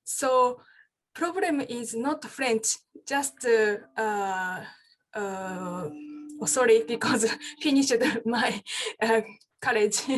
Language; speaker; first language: English; non-native, learner; Japanese